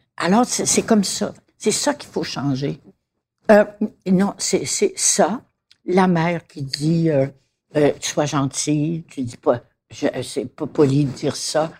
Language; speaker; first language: French; native; French